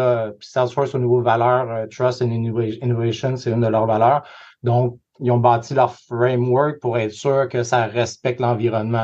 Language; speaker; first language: French; native; French